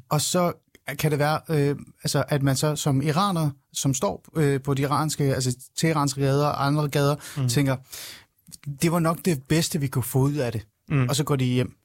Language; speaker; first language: Danish; early bilingual, other home language; Persian